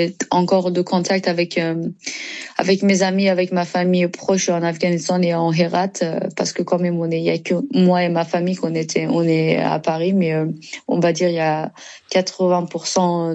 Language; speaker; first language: French; non-native, learner; Persian